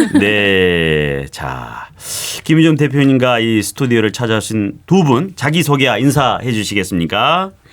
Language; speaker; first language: Korean; native; Korean